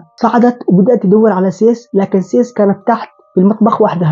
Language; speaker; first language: Arabic; native; Arabic